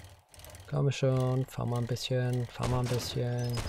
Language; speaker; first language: German; native; German